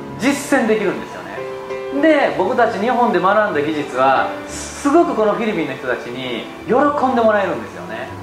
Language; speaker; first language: Japanese; native; Japanese